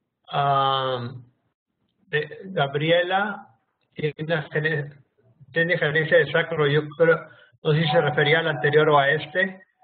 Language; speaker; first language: Spanish; native; Spanish